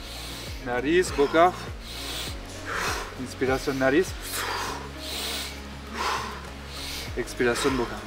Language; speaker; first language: Spanish; non-native, fluent; French